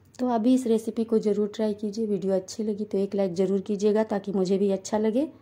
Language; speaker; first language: Hindi; native; Hindi